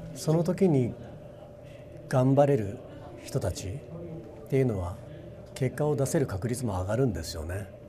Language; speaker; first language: Japanese; native; Japanese